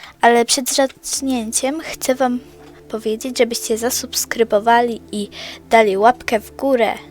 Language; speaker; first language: Polish; native; Polish